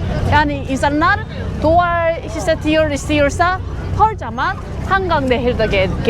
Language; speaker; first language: Turkish; non-native, learner; Korean